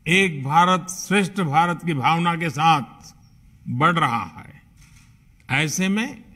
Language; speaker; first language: Hindi; non-native, local second language; Gujarati